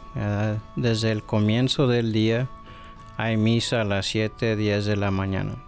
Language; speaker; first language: Spanish; early bilingual, heritage; Spanish